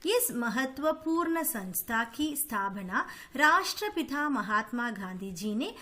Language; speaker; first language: Hindi; non-native, local second language; Tamil